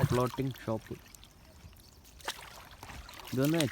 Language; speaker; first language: Tamil; non-native, learner; Malayalam